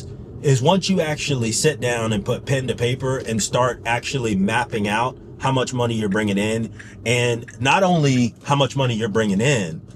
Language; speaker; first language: English; native; English